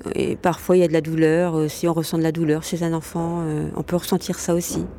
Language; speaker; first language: French; non-native, local second language; Arabic